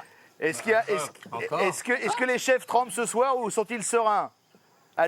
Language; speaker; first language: French; native; French